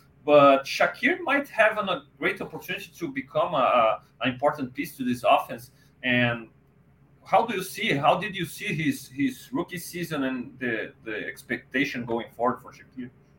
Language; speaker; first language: English; non-native, fluent; Portuguese